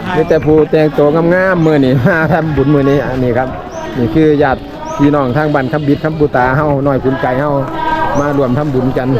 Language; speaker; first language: Thai; native; Thai